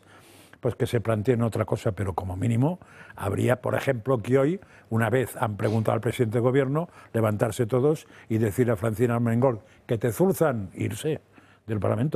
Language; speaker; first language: Spanish; native; Spanish